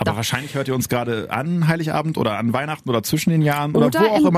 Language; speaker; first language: German; native; German